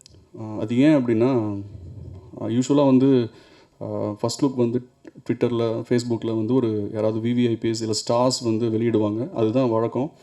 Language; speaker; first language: Tamil; native; Tamil